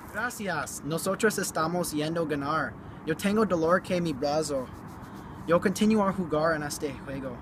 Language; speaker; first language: Spanish; non-native, learner; English